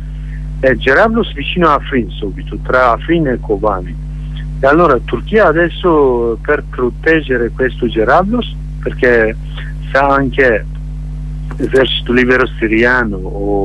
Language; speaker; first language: Italian; non-native, learner; Kurdish